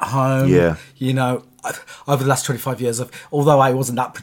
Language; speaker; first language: English; native; English